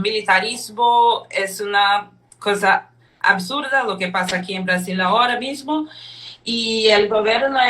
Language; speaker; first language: Spanish; non-native, fluent; Portuguese